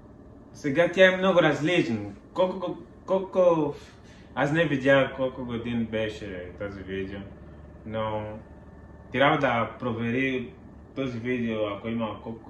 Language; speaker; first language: Bulgarian; non-native, learner; Portuguese